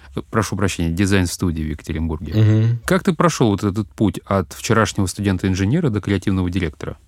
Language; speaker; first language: Russian; native; Russian